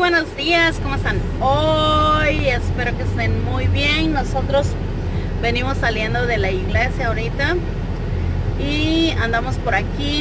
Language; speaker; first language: Spanish; native; Spanish